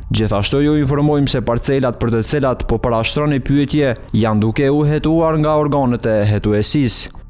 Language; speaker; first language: Albanian; native; Albanian